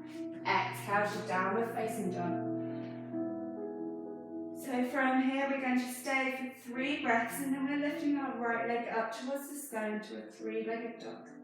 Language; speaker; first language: English; native; English